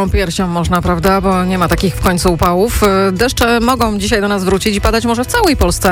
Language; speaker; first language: Polish; native; Polish